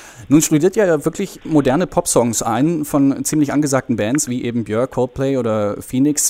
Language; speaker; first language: German; native; German